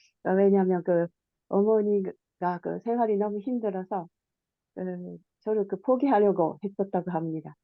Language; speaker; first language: Korean; non-native, fluent; Japanese